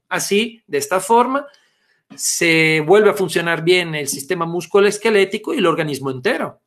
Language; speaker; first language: Spanish; non-native, fluent; Italian